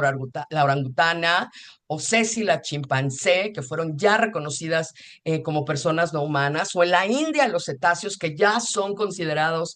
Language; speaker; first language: Spanish; native; Spanish